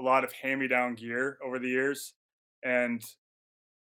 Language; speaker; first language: English; native; English